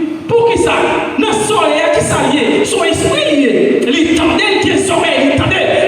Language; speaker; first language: French; non-native, local second language; Haitian Creole